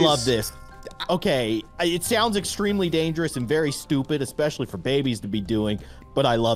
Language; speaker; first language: English; native; English